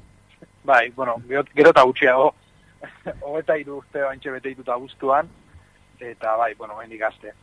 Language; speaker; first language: Basque; native; Basque